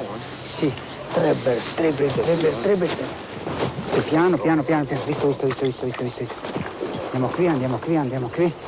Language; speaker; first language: Italian; non-native, learner; Croatian